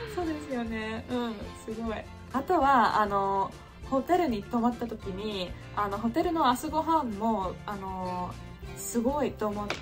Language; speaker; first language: Japanese; non-native, fluent; English